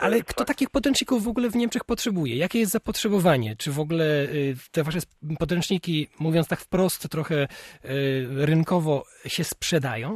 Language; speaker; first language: Polish; native; Polish